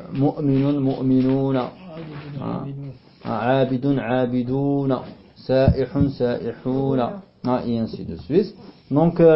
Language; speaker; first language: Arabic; non-native, fluent; French